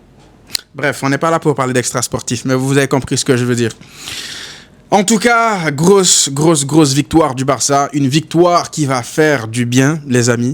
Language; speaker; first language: French; native; French